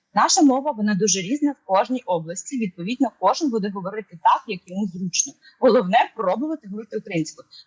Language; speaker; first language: Ukrainian; non-native, local second language; Russian